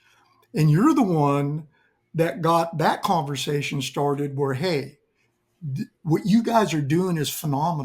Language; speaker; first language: English; native; English